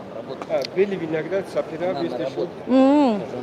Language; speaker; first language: Russian; non-native, local second language; Georgian